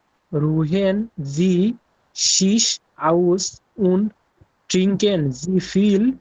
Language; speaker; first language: German; non-native, learner; Bangla